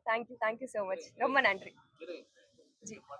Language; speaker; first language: Tamil; non-native, fluent; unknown